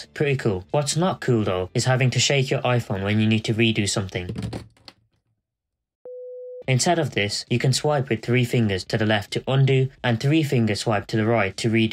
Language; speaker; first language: English; native; English